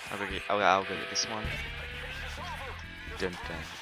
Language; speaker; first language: English; non-native, fluent; Swedish